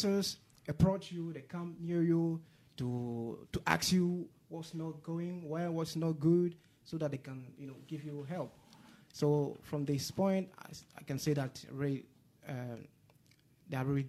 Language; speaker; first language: English; non-native, fluent; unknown